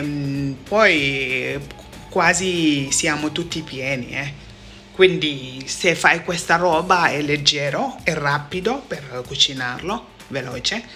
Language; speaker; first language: Italian; non-native, fluent; Wolof